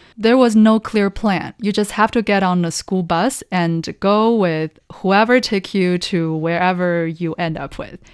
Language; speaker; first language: English; non-native, fluent; Chinese